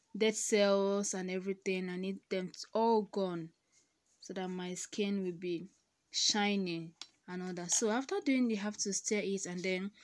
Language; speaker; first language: English; non-native, local second language; Igbo